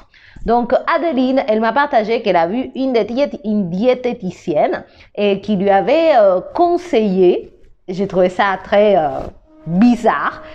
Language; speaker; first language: French; non-native, fluent; Spanish